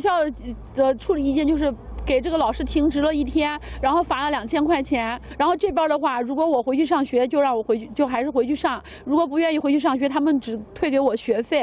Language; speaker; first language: Chinese; native; Chinese